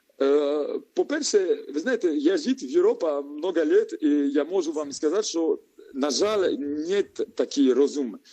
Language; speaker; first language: Ukrainian; non-native, learner; French